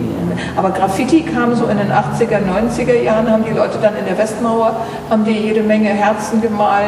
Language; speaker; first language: German; native; German